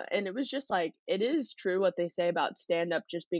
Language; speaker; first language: English; native; English